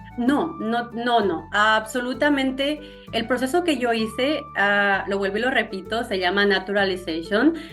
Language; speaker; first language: Spanish; native; Spanish